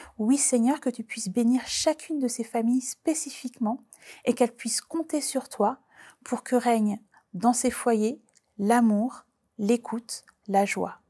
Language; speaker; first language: French; native; French